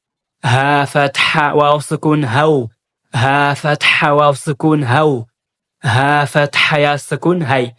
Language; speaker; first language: Arabic; non-native, fluent; Amharic